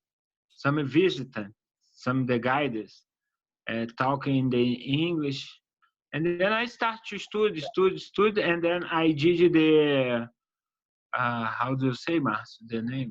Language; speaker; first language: English; non-native, learner; Portuguese